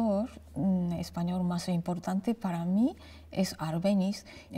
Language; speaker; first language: Spanish; non-native, learner; Japanese